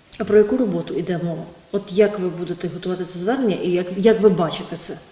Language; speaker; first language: Ukrainian; native; Ukrainian